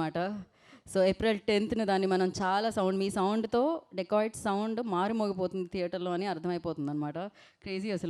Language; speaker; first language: Telugu; native; Telugu